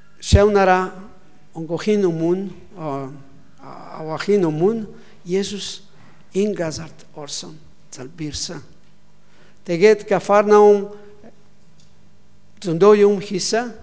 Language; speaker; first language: Mongolian; non-native, learner; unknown